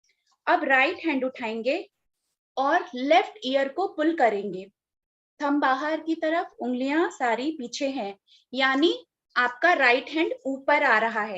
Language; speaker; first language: Hindi; native; Hindi